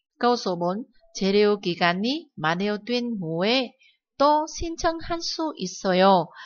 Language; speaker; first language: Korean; non-native, fluent; Vietnamese